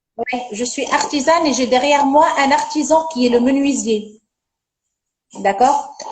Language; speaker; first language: French; non-native, local second language; Arabic